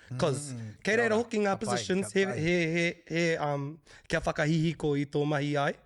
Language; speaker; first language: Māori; non-native, local second language; English